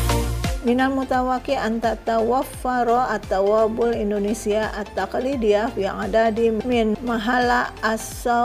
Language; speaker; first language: Arabic; non-native, learner; Indonesian